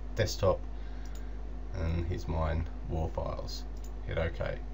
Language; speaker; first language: English; native; English